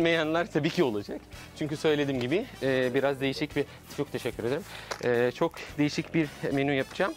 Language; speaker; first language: Turkish; non-native, fluent; Arabic